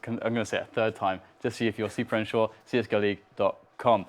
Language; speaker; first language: English; native; English